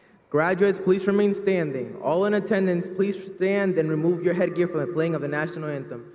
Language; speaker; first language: English; early bilingual, other home language; Spanish